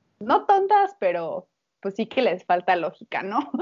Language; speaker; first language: Spanish; native; Spanish